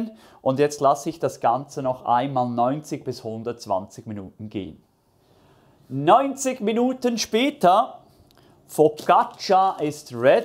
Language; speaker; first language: German; native; German